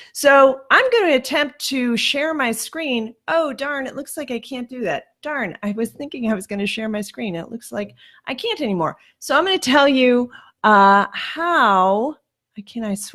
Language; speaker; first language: English; native; English